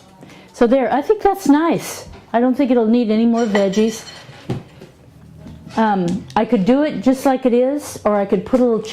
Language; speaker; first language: English; native; English